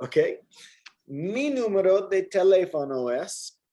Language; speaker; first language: Spanish; non-native, fluent; English